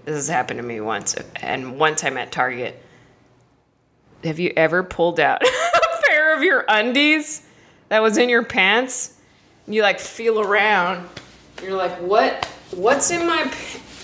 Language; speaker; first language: English; native; English